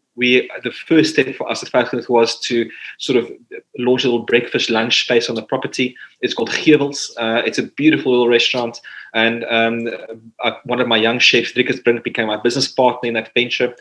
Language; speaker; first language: English; non-native, local second language; Afrikaans